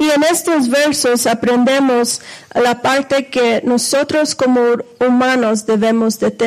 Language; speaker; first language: Spanish; non-native, fluent; English